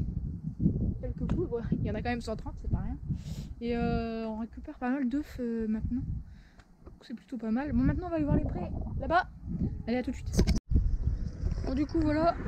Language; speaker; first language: French; native; French